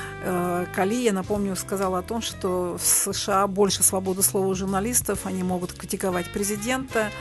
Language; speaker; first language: Russian; native; Russian